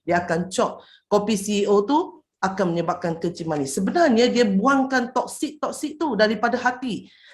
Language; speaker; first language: Malay; non-native, local second language; Chinese